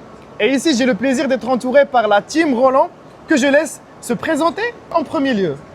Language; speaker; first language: French; non-native, local second language; Arabic